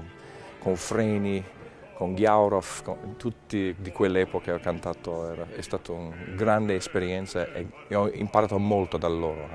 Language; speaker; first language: Italian; non-native, learner; English